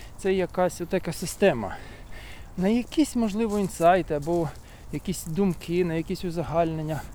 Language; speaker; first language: Ukrainian; native; Ukrainian